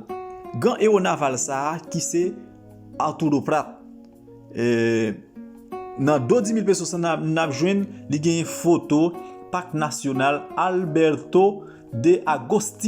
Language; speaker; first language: French; non-native, local second language; Haitian Creole